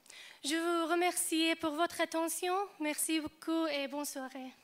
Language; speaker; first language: French; non-native, fluent; Arabic